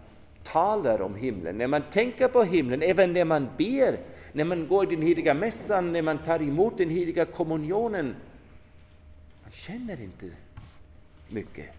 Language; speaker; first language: Swedish; non-native, fluent; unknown